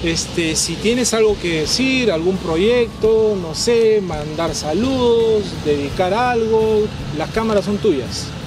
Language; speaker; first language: Spanish; native; Spanish